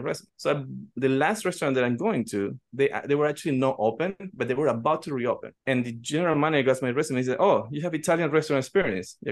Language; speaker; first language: English; non-native, fluent; Spanish